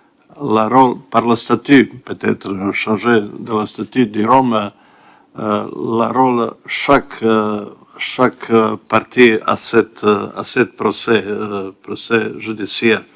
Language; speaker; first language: French; non-native, learner; Bosnian